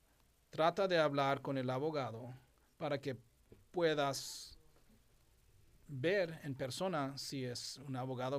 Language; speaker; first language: Spanish; non-native, fluent; English